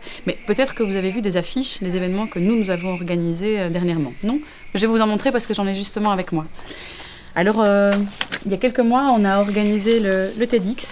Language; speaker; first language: French; native; French